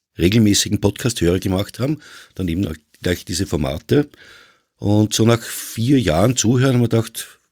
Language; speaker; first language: German; native; German